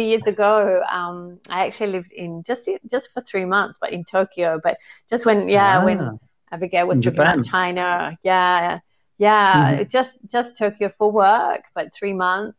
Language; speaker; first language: English; native; English